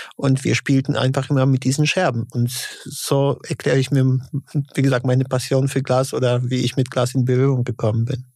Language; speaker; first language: German; early bilingual, other home language; Polish